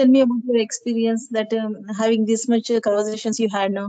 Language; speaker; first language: English; non-native, learner; Telugu